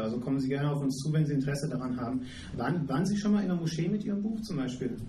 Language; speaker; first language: German; native; German